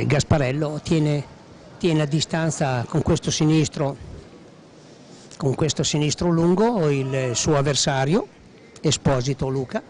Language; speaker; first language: Italian; native; Italian